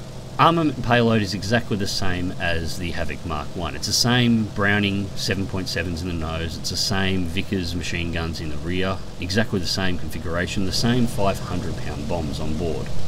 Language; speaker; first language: English; native; English